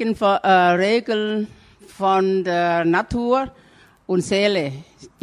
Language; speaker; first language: German; non-native, fluent; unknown